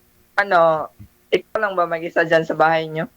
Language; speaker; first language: Filipino; non-native, local second language; Cebuano